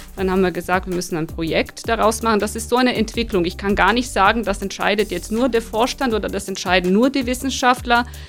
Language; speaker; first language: German; non-native, fluent; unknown